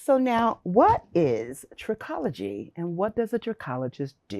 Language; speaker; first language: English; native; English